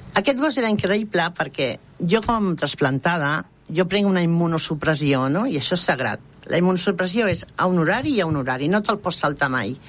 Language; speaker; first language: Catalan; non-native, local second language; Spanish